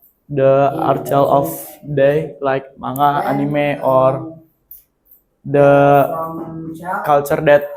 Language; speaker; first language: English; non-native, learner; Indonesian